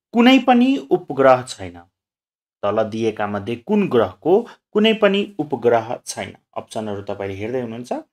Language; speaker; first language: Nepali; non-native, local second language; Maithili